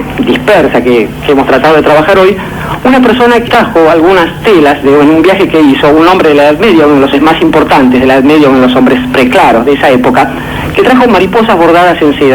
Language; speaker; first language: Spanish; native; Spanish